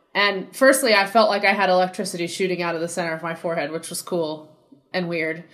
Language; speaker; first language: English; native; English